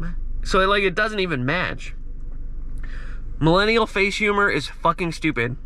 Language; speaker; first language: English; native; English